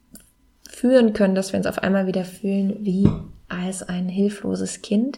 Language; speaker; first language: German; native; German